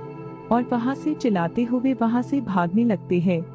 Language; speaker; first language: Hindi; native; Hindi